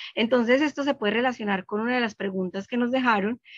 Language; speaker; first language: Spanish; native; Spanish